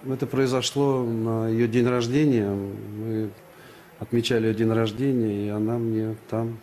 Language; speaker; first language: Russian; native; Russian